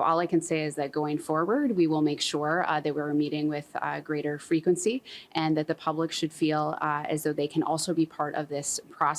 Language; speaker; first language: English; native; English